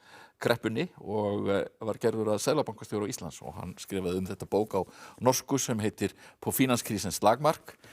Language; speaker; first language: Icelandic; native; Icelandic